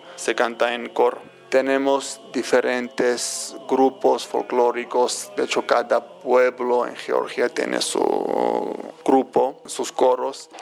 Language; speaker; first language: Spanish; non-native, fluent; Georgian